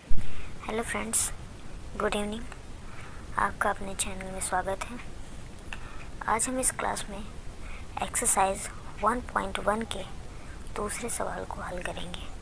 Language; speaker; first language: Hindi; native; Hindi